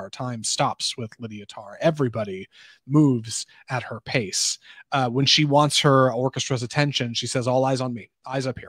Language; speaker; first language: English; native; English